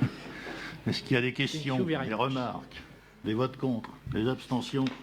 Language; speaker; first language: French; native; French